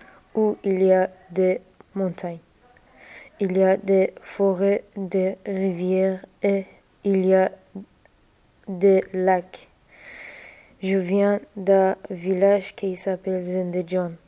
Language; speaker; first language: French; non-native, learner; Persian